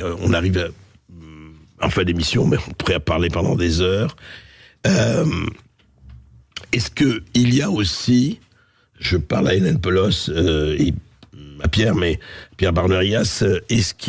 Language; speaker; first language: French; native; French